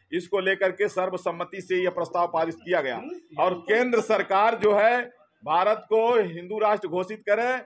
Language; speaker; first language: Hindi; native; Hindi